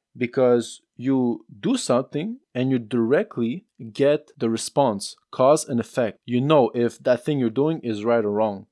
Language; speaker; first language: English; non-native, fluent; French